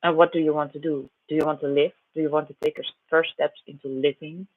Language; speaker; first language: English; non-native, fluent; Dutch